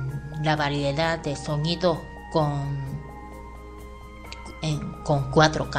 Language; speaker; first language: Spanish; non-native, fluent; Japanese